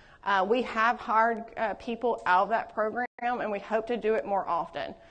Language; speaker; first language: English; native; English